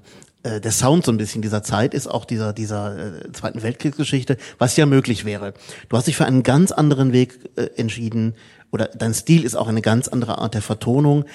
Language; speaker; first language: German; native; German